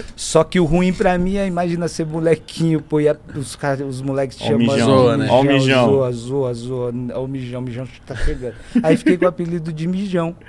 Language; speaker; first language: Portuguese; native; Portuguese